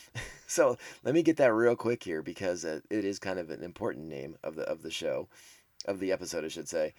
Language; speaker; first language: English; native; English